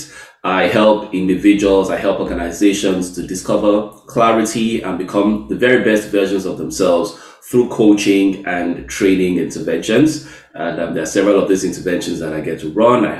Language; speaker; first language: English; non-native, local second language; Yoruba